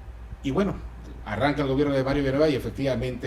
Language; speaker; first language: Spanish; native; Spanish